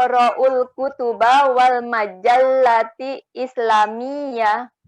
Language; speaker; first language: Arabic; non-native, learner; Indonesian